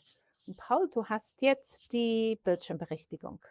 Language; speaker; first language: German; native; German